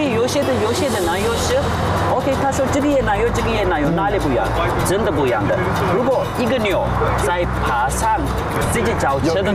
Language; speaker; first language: Chinese; non-native, fluent; Turkish